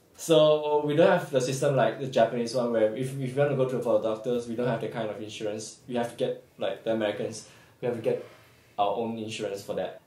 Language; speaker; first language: English; non-native, local second language; Chinese